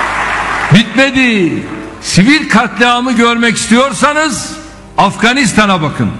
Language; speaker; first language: Turkish; native; Turkish